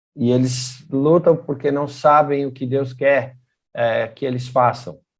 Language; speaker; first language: Portuguese; native; Portuguese